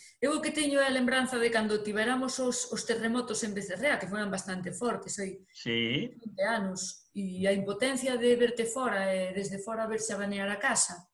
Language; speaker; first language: Galician; native; Galician